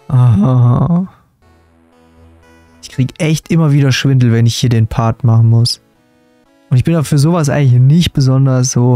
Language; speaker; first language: German; native; German